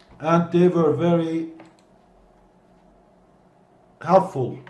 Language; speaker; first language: English; non-native, fluent; Turkish